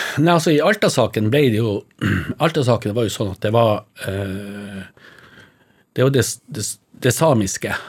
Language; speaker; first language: Norwegian; native; Norwegian